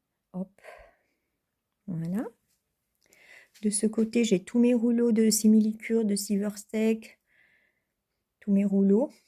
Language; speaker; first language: French; native; French